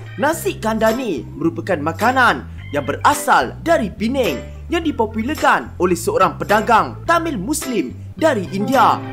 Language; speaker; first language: Malay; native; Malay